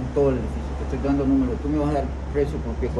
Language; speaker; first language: Spanish; native; Spanish